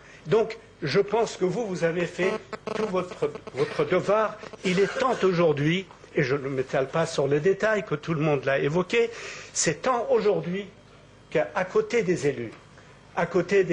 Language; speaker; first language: French; native; French